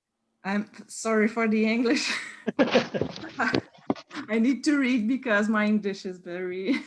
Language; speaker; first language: English; non-native, learner; French